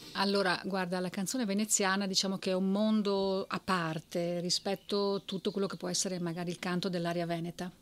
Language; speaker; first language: Italian; native; Italian